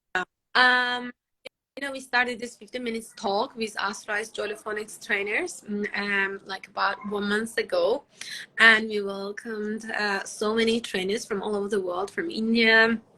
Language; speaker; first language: English; non-native, fluent; Azerbaijani